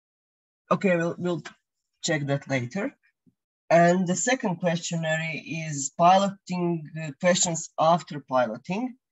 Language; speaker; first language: English; non-native, fluent; Croatian